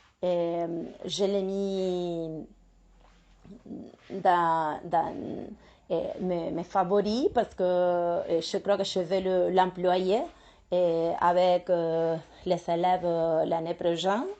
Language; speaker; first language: French; non-native, fluent; Spanish